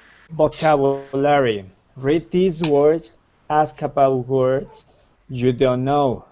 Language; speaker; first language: English; non-native, learner; Spanish